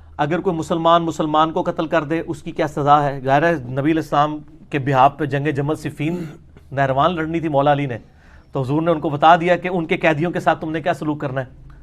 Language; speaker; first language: Urdu; non-native, local second language; Punjabi